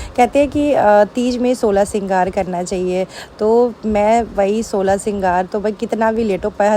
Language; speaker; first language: Hindi; native; Hindi